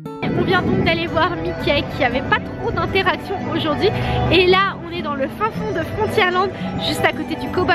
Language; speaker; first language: French; native; French